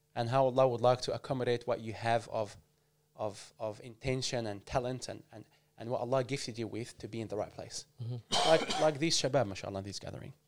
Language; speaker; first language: English; non-native, fluent; Arabic